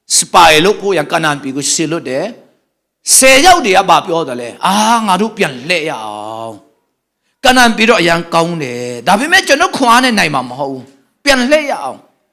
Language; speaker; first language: Burmese; non-native, local second language; Tedim Chin